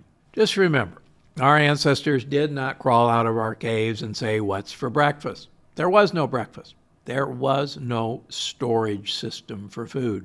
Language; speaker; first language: English; native; English